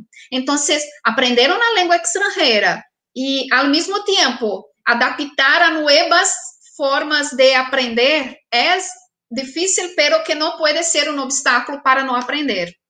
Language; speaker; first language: Spanish; non-native, fluent; Portuguese